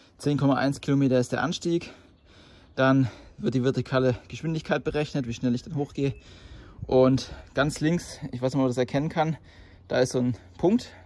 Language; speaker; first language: German; native; German